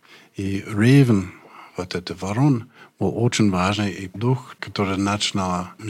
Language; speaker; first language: Russian; non-native, learner; English